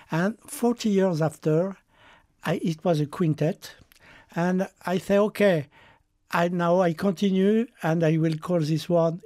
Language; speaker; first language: English; non-native, fluent; French